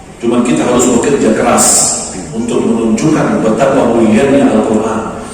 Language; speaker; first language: Malay; non-native, fluent; Arabic